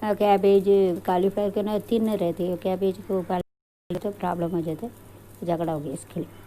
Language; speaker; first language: Hindi; non-native, local second language; Tamil